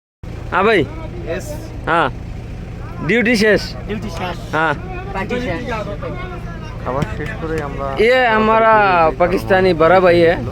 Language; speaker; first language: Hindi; non-native, fluent; Bangla